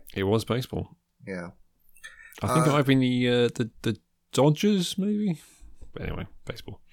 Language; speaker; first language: English; native; English